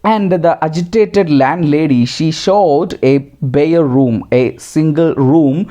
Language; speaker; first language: English; non-native, local second language; Malayalam